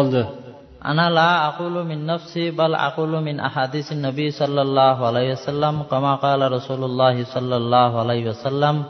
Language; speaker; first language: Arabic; non-native, fluent; Bangla